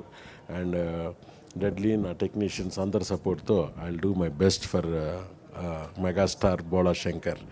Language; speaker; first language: Telugu; native; Telugu